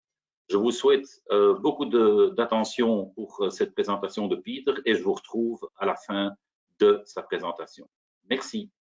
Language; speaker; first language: French; native; French